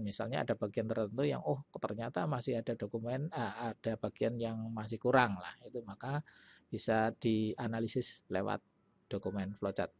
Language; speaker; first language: Indonesian; native; Indonesian